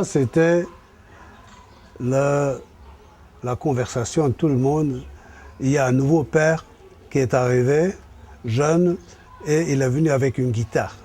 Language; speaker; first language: French; non-native, fluent; German